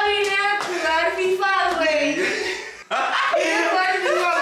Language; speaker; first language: Spanish; native; Spanish